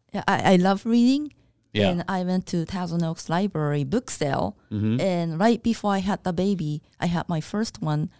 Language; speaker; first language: English; non-native, fluent; Japanese